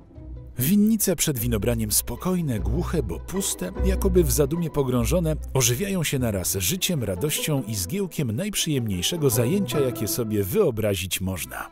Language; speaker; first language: Polish; native; Polish